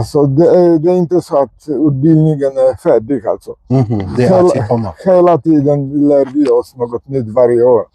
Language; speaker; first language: Swedish; non-native, fluent; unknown